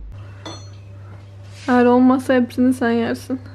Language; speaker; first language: Turkish; native; Turkish